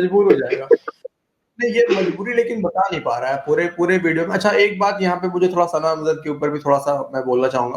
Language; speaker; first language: Hindi; native; Hindi